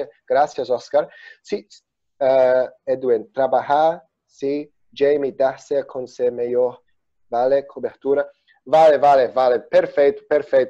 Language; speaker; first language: Spanish; non-native, learner; Portuguese